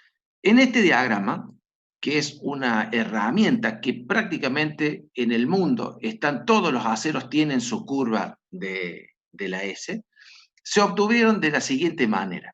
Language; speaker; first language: Spanish; native; Spanish